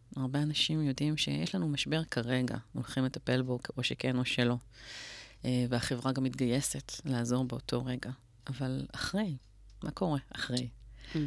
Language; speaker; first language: Hebrew; native; Hebrew